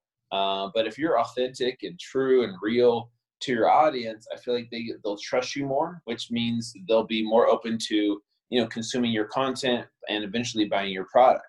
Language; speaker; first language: English; native; English